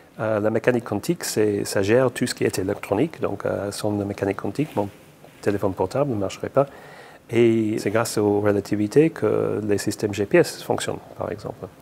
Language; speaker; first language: French; non-native, fluent; English